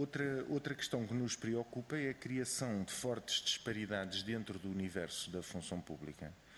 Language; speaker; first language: Portuguese; native; Portuguese